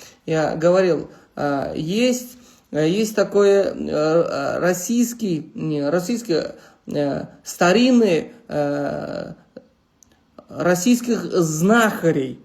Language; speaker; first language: Russian; non-native, local second language; Uzbek